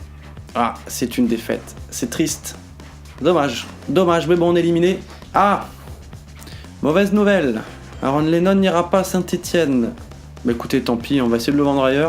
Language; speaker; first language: French; native; French